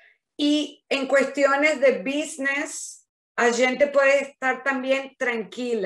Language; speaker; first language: Spanish; non-native, fluent; Portuguese